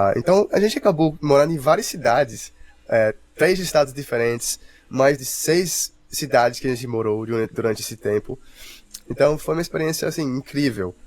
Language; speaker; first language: Portuguese; non-native, fluent; English